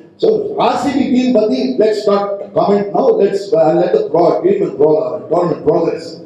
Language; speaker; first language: English; non-native, local second language; Tamil